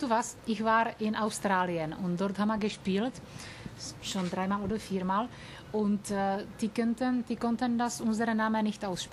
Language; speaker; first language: German; non-native, learner; Czech